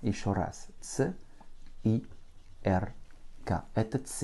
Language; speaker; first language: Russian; non-native, fluent; French